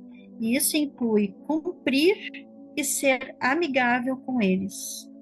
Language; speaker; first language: Portuguese; native; Portuguese